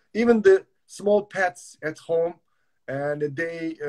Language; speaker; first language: English; non-native, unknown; Turkish